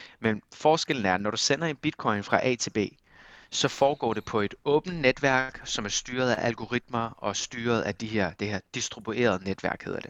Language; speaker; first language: Danish; early bilingual, other home language; Armenian